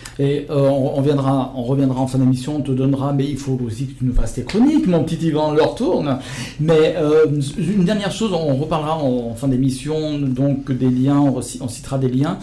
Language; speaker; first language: French; native; French